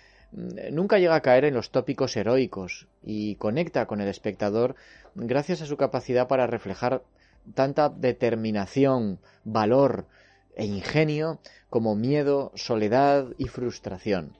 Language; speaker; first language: Spanish; native; Spanish